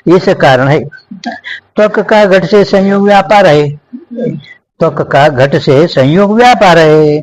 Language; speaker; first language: Hindi; non-native, local second language; Kannada